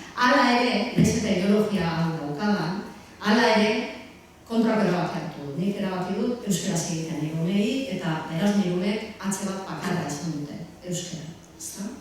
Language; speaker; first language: Basque; native; Basque